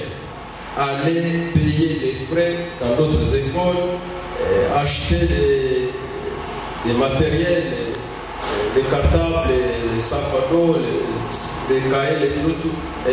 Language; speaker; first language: French; non-native, local second language; Swahili